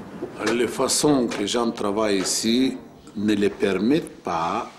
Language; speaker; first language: French; non-native, fluent; Bulgarian